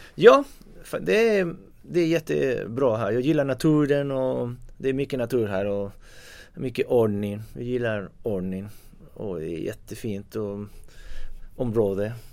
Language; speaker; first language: Swedish; non-native, fluent; Spanish